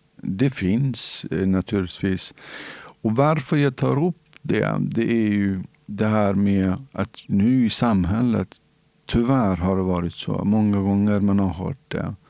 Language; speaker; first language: Swedish; non-native, fluent; Central Kurdish